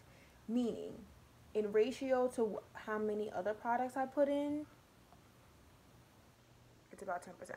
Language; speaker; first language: English; native; English